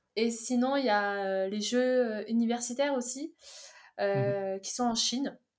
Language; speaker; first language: French; early bilingual, other home language; Arabic